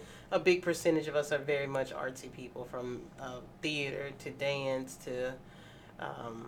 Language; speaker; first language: English; native; English